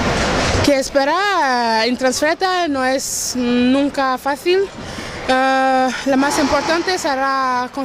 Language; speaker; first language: Spanish; non-native, learner; French